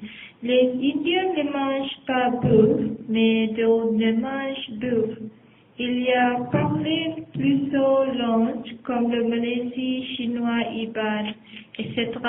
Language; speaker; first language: French; non-native, learner; Malay